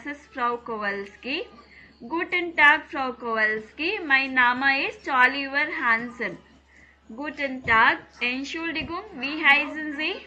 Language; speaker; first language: German; non-native, fluent; Tamil